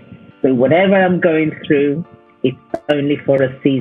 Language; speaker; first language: English; non-native, local second language; Yoruba